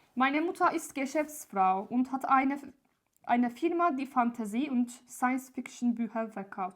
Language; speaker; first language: German; non-native, learner; Turkish